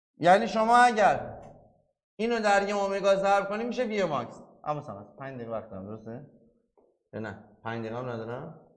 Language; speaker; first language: Persian; native; Persian